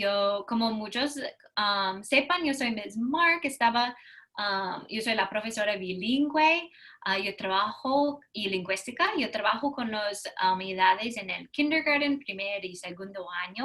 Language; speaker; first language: Spanish; non-native, fluent; English